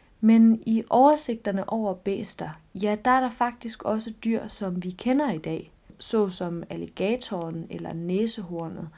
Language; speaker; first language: Danish; native; Danish